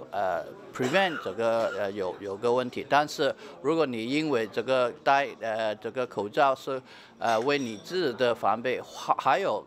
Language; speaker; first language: Chinese; early bilingual, heritage; Chinese